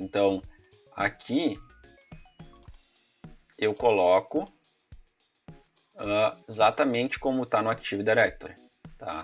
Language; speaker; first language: Portuguese; native; Portuguese